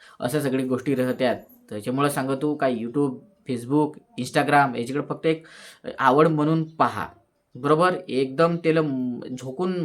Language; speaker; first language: Marathi; native; Marathi